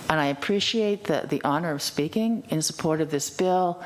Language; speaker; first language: English; native; English